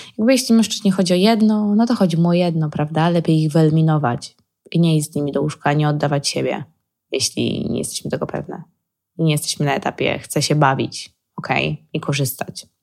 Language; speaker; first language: Polish; early bilingual, heritage; Polish